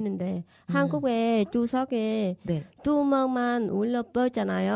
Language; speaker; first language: Korean; non-native, learner; Vietnamese